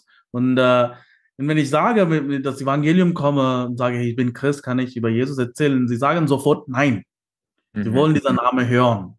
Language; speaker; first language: German; non-native, learner; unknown